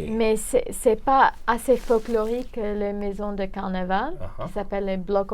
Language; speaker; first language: French; non-native, fluent; English